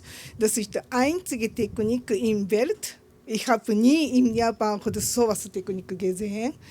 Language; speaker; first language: German; non-native, learner; Japanese